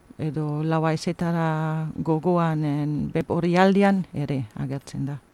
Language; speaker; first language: Basque; non-native, fluent; German